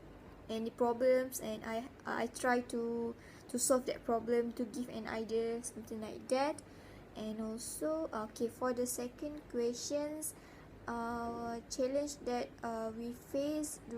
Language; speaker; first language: English; non-native, learner; Malay